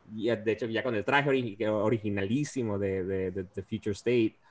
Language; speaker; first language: Spanish; early bilingual, heritage; Spanish